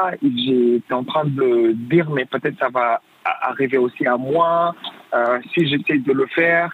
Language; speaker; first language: French; non-native, fluent; Arabic